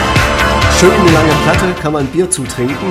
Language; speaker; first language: German; native; German